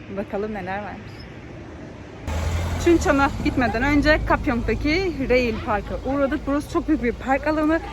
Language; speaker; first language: Turkish; native; Turkish